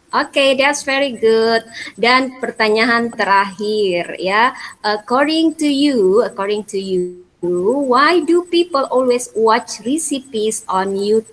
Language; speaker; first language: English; non-native, fluent; Indonesian